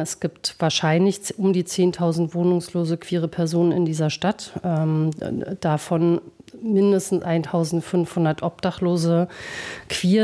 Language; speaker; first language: German; native; German